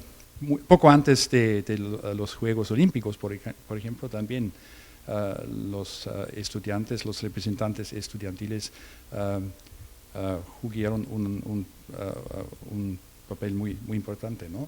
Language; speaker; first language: Spanish; non-native, learner; German